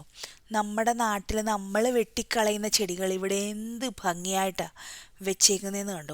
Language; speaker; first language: Malayalam; native; Malayalam